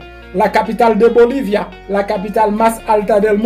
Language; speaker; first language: Spanish; non-native, learner; Haitian Creole